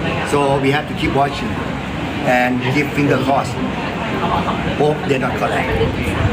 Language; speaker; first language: English; non-native, fluent; Thai